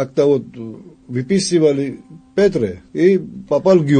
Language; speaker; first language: Russian; non-native, fluent; Georgian